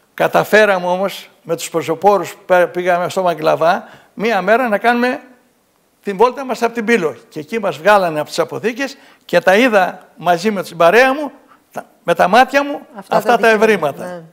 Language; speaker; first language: Greek; native; Greek